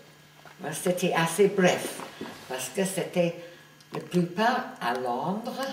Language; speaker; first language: French; non-native, fluent; English